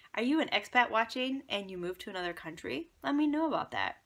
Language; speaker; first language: English; native; English